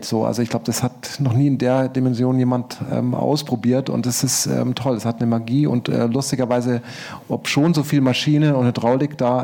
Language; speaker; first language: German; native; German